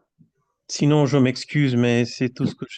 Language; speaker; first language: French; non-native, fluent; Bangla